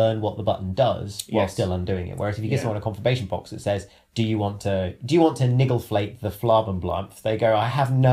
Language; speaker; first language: English; native; English